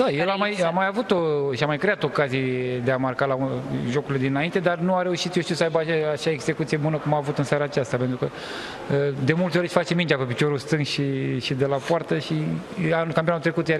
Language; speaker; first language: Romanian; native; Romanian